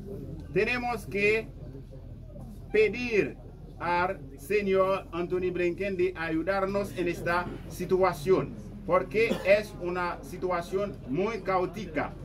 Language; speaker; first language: Spanish; non-native, fluent; Haitian Creole